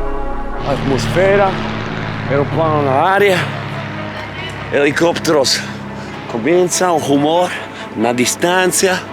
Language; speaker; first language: Portuguese; non-native, fluent; Spanish